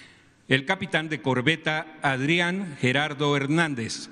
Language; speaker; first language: Spanish; native; Spanish